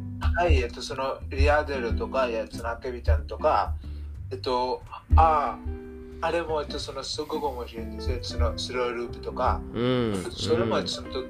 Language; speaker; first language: Japanese; non-native, learner; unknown